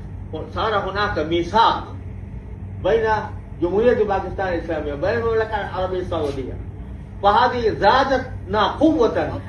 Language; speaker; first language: Arabic; non-native, fluent; Urdu